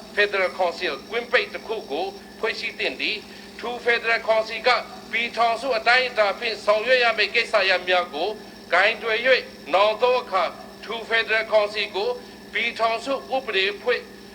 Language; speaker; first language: Burmese; non-native, local second language; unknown